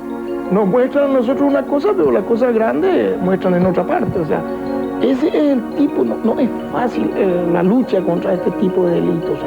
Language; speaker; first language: Spanish; native; Spanish